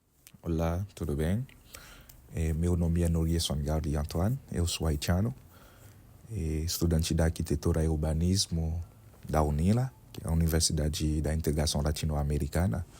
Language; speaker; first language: Portuguese; non-native, fluent; Haitian Creole